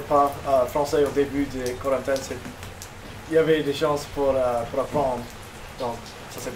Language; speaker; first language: French; non-native, local second language; English